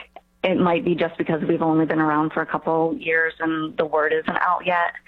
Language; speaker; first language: English; native; English